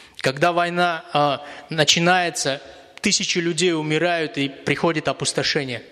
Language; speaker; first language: Russian; native; Russian